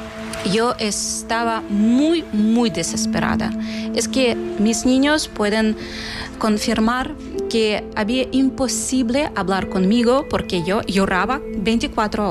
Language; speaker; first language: Spanish; non-native, fluent; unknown